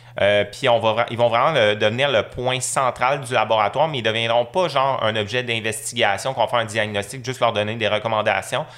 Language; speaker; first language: French; native; French